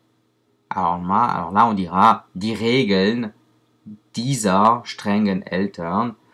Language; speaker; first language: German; non-native, fluent; French